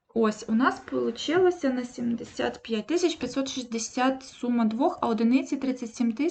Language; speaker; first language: Ukrainian; native; Ukrainian